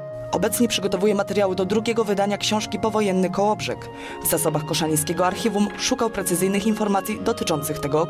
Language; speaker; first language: Polish; native; Polish